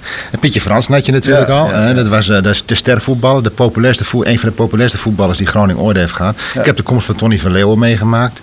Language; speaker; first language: Dutch; native; Dutch